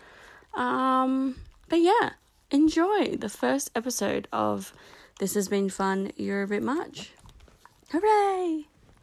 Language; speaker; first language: English; native; English